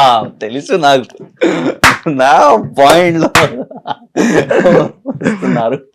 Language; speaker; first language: Telugu; non-native, learner; Hindi